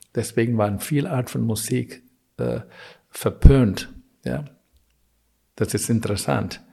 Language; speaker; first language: German; non-native, fluent; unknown